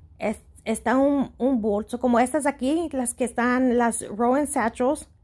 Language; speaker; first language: Spanish; early bilingual, heritage; Spanish